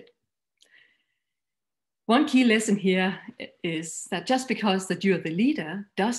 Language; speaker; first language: English; non-native, fluent; Danish